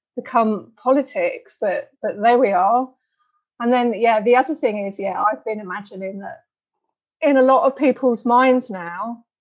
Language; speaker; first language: English; native; English